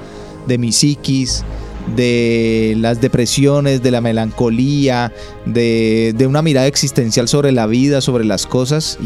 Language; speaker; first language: Spanish; native; Spanish